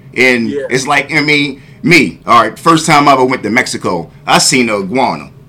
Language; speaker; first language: English; native; English